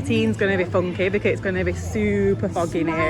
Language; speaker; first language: English; native; English